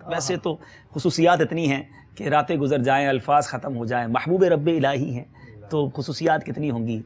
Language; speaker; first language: Urdu; native; Urdu